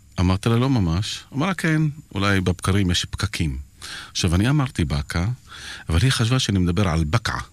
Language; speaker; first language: Hebrew; non-native, local second language; Arabic